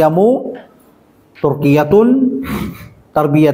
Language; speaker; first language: Arabic; non-native, fluent; Filipino